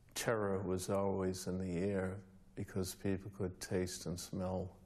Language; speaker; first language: English; native; English